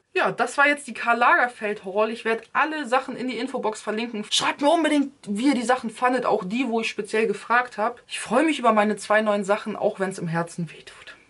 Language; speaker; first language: German; early bilingual, other home language; Turkish